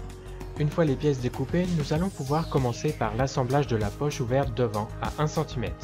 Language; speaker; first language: French; native; French